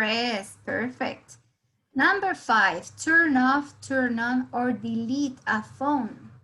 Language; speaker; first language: English; non-native, fluent; Spanish